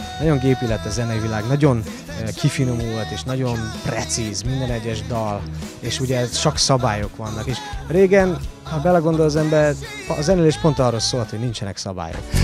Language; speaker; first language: Hungarian; early bilingual, heritage; English